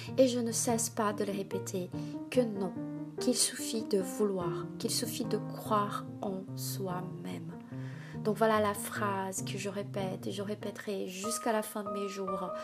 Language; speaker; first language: French; non-native, fluent; Portuguese